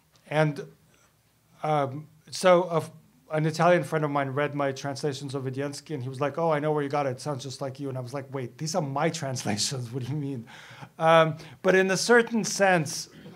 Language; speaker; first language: English; early bilingual, other home language; Russian